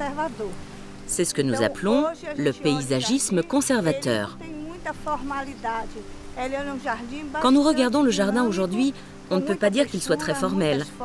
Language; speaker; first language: French; native; French